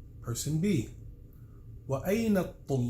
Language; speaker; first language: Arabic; non-native, fluent; English